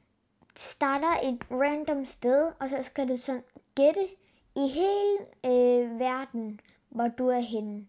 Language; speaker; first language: Danish; early bilingual, other home language; Spanish